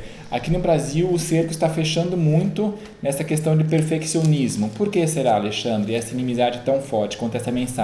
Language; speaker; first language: Portuguese; native; Portuguese